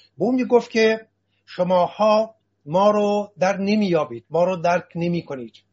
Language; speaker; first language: Persian; non-native, local second language; Assyrian Neo-Aramaic